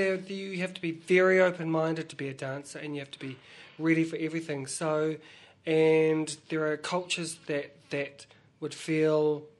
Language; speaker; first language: English; native; English